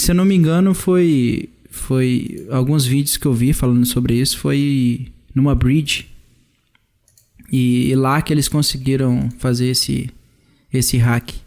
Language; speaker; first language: Portuguese; native; Portuguese